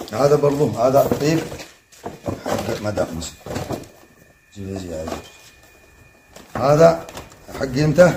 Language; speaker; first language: Arabic; non-native, learner; Bangla